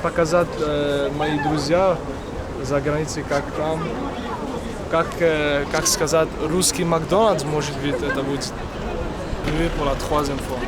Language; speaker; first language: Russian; non-native, learner; French